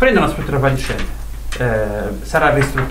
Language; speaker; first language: Italian; native; Italian